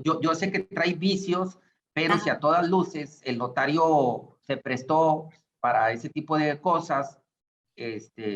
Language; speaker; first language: Spanish; native; Spanish